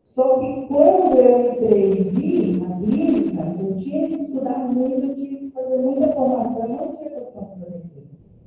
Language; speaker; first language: Portuguese; native; Portuguese